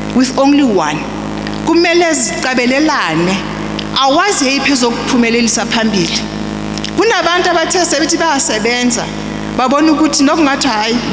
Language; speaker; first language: Zulu; non-native, local second language; Xhosa